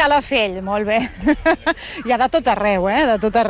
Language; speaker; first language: Catalan; native; Catalan